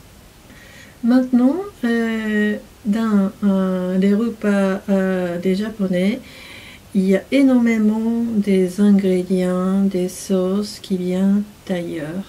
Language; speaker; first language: French; non-native, fluent; Japanese